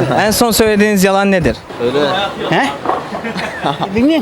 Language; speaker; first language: Turkish; native; Turkish